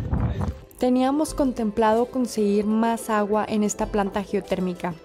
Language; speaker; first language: Spanish; native; Spanish